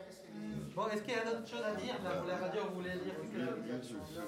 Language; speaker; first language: French; native; French